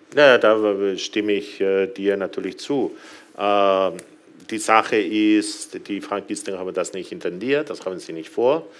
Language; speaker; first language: German; non-native, fluent; Spanish